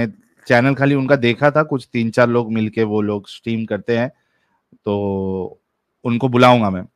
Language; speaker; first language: Hindi; native; Hindi